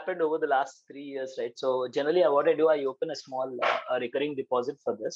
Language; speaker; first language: English; non-native, local second language; Telugu